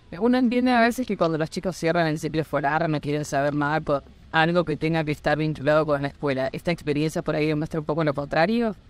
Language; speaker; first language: Spanish; native; Spanish